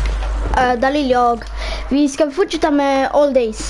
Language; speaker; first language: Swedish; early bilingual, other home language; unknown